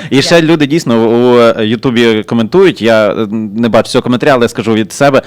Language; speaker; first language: Ukrainian; native; Ukrainian